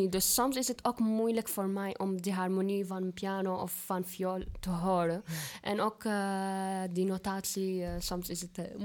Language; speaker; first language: Dutch; non-native, fluent; Arabic